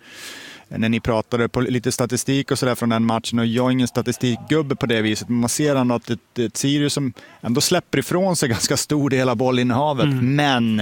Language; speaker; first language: Swedish; native; Swedish